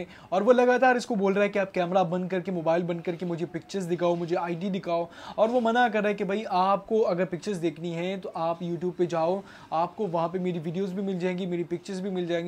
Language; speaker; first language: Hindi; native; Hindi